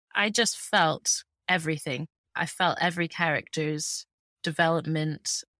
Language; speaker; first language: English; early bilingual, other home language; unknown